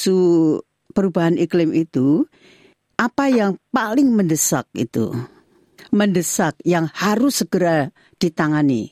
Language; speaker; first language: Indonesian; native; Indonesian